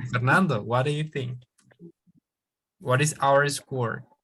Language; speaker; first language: English; non-native, fluent; Spanish